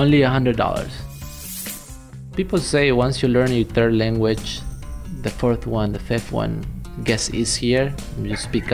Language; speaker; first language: English; non-native, fluent; Spanish